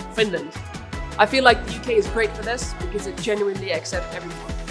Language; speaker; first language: English; non-native, fluent; Finnish